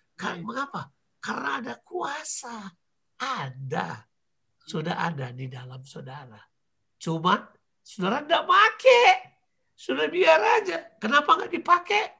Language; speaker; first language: Indonesian; native; Indonesian